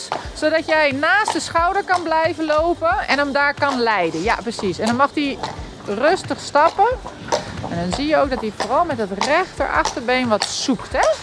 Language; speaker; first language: Dutch; native; Dutch